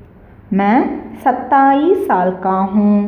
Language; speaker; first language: Hindi; non-native, learner; Tamil